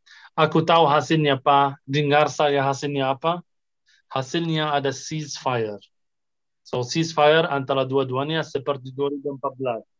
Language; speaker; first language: Indonesian; non-native, fluent; Arabic